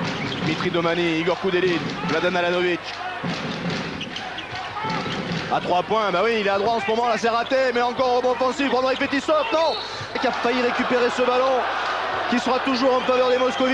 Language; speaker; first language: French; native; French